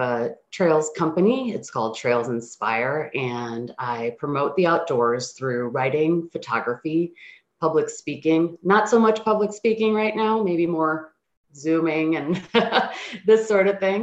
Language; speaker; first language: English; native; English